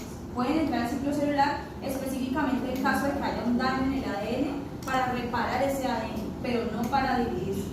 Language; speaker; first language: Spanish; native; Spanish